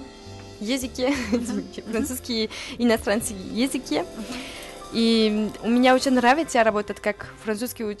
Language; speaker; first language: Russian; non-native, learner; French